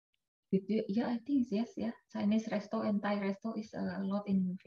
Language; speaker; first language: English; non-native, fluent; Indonesian